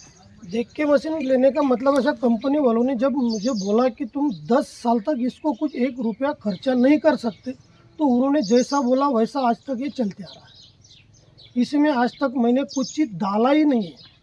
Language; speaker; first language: Hindi; non-native, local second language; Marathi